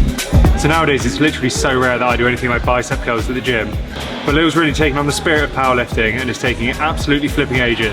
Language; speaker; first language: English; native; English